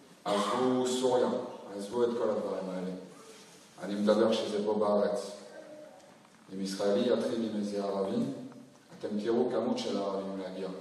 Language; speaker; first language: Hebrew; non-native, fluent; French